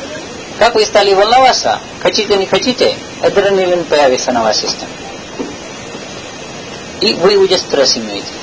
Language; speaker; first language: Russian; non-native, learner; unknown